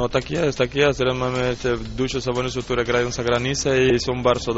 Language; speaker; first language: Polish; non-native, learner; Spanish